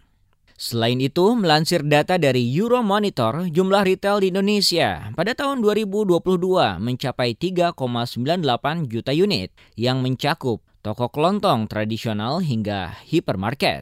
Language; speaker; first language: Indonesian; native; Indonesian